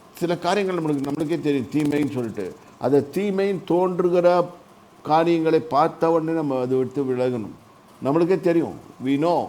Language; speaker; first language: Tamil; native; Tamil